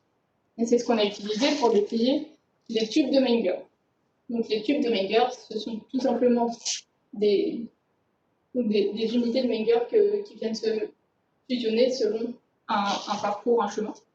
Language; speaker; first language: French; native; French